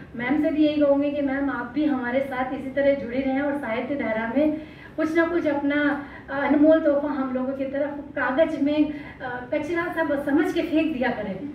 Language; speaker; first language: Hindi; native; Hindi